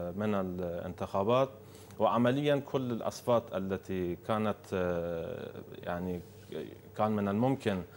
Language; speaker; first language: Arabic; non-native, fluent; Persian